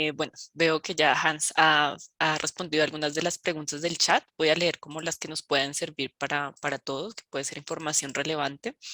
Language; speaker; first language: Spanish; native; Spanish